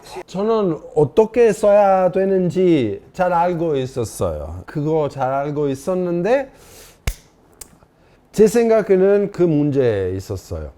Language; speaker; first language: Korean; non-native, fluent; Italian